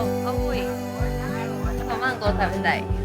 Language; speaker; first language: Japanese; native; Japanese